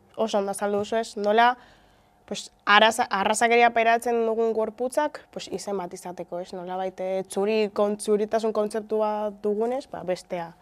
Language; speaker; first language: Basque; early bilingual, other home language; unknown